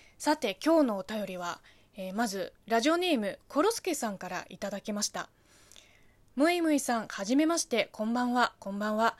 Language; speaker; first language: Japanese; non-native, fluent; Chinese